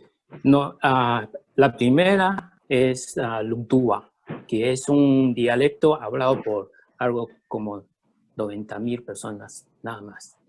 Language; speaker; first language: Spanish; early bilingual, other home language; Chinese